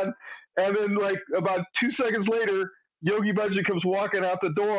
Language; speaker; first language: English; native; English